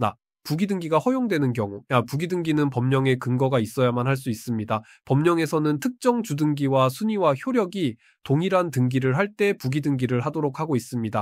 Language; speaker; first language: Korean; native; Korean